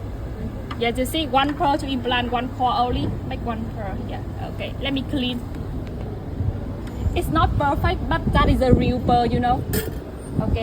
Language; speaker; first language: English; non-native, learner; Vietnamese